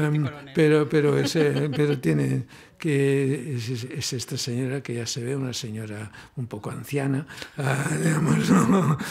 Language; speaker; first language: Spanish; non-native, local second language; Catalan